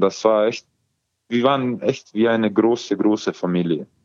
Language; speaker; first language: German; non-native, learner; Croatian